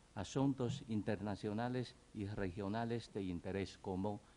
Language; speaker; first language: Spanish; non-native, fluent; Chinese